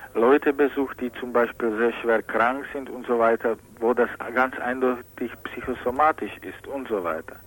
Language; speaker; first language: German; non-native, fluent; Czech